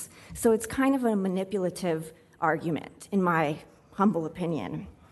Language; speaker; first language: English; native; English